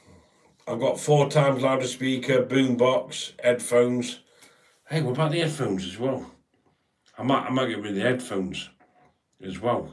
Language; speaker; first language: English; native; English